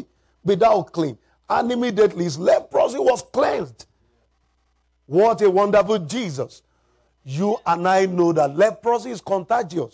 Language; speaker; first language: English; non-native, local second language; Yoruba